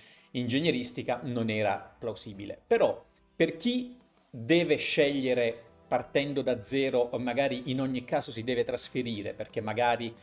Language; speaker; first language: Italian; native; Italian